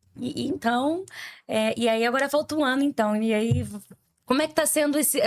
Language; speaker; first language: Portuguese; native; Portuguese